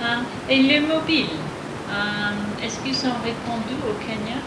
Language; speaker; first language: French; non-native, fluent; English